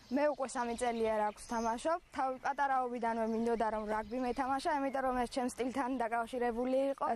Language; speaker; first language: Georgian; native; Georgian